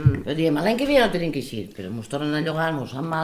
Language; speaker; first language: Catalan; native; Catalan